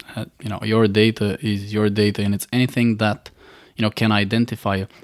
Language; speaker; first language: English; non-native, fluent; Bulgarian